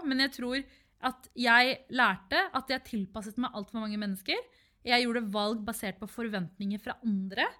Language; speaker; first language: Norwegian; early bilingual, other home language; Tamil